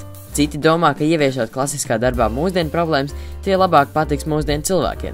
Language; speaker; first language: Latvian; native; Latvian